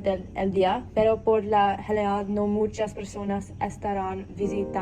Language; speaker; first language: Spanish; non-native, learner; Thai